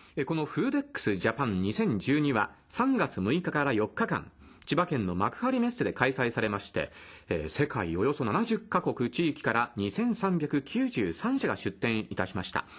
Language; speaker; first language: Japanese; native; Japanese